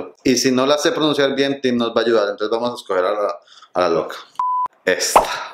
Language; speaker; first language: Spanish; native; Spanish